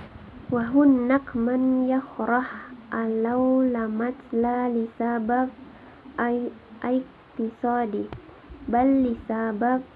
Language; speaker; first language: Arabic; non-native, learner; Indonesian